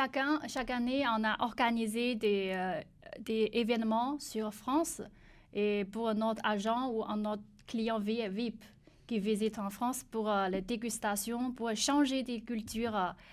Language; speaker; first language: French; non-native, learner; Chinese